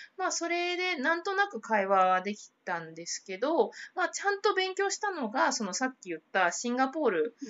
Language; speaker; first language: Japanese; native; Japanese